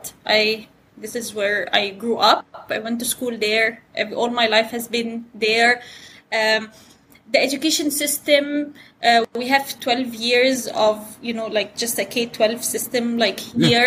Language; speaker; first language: English; non-native, fluent; Arabic